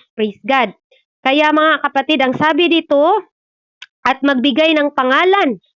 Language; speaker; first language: Filipino; non-native, local second language; Cebuano